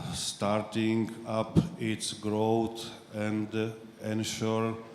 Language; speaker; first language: English; non-native, fluent; Slovak